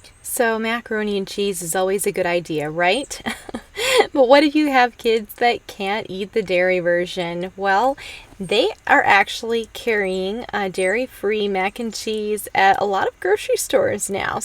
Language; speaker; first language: English; native; English